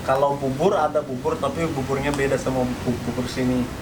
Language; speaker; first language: Indonesian; non-native, fluent; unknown